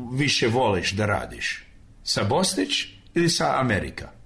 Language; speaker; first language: Serbian; early bilingual, other home language; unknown